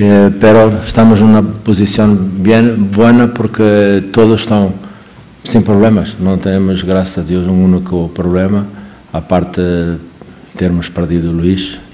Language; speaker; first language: Spanish; non-native, fluent; Portuguese